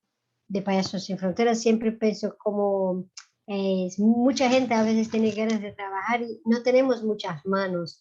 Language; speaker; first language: Spanish; non-native, fluent; Portuguese